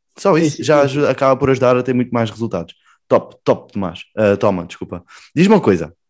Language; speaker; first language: Portuguese; native; Portuguese